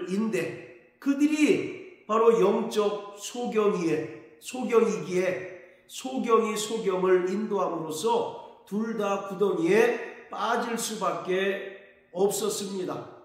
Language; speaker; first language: Korean; native; Korean